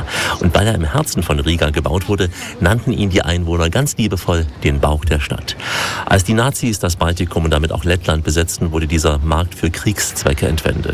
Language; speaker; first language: German; native; German